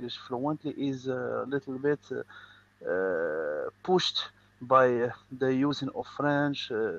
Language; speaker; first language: English; non-native, learner; Arabic